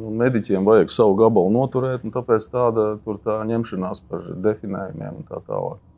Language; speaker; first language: Latvian; native; Latvian